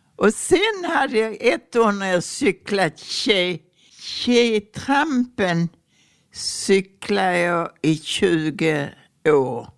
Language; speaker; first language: Swedish; native; Swedish